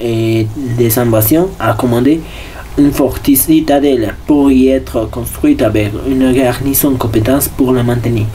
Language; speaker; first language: French; non-native, learner; Spanish